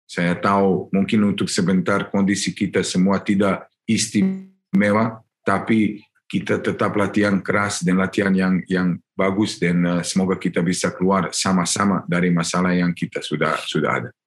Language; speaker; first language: Indonesian; non-native, learner; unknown